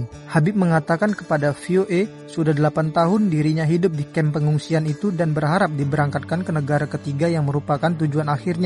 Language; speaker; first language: Indonesian; native; Indonesian